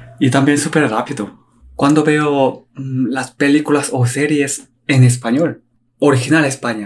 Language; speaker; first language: Spanish; non-native, learner; Korean